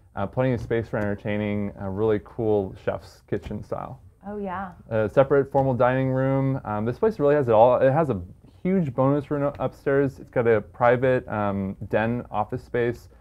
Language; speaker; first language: English; native; English